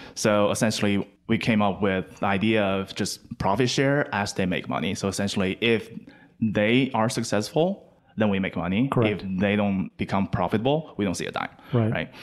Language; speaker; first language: English; non-native, fluent; Chinese